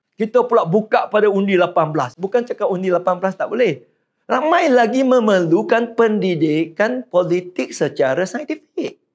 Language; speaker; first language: Malay; non-native, local second language; Chinese